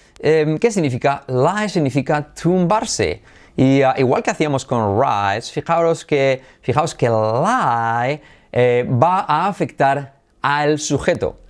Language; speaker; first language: Spanish; native; Spanish